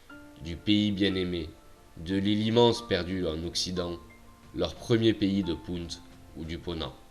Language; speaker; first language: French; native; French